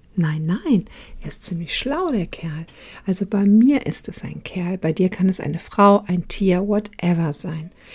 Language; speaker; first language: German; early bilingual, other home language; Croatian